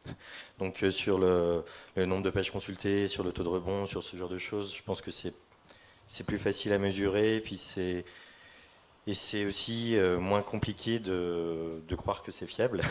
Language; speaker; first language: French; native; French